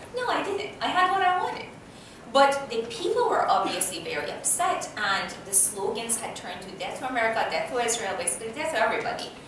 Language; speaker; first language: English; non-native, fluent; Persian